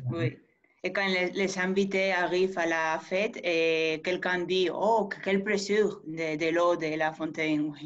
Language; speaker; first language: French; non-native, fluent; Spanish